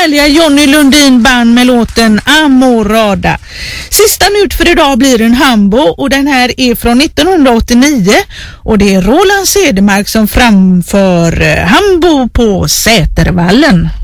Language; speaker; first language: Swedish; native; Swedish